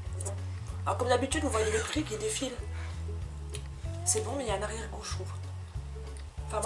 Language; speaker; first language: French; native; French